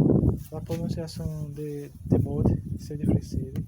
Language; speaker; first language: French; non-native, learner; Portuguese